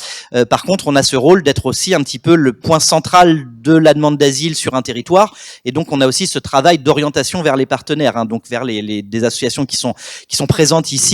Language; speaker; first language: French; native; French